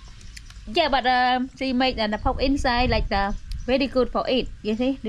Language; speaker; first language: English; non-native, local second language; Khmer